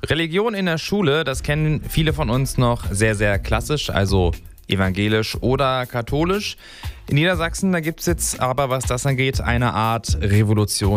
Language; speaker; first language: German; native; German